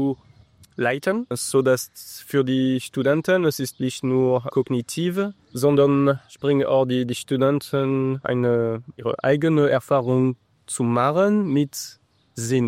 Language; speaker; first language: German; non-native, learner; English